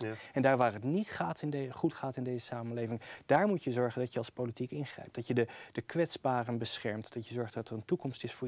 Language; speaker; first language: Dutch; native; Dutch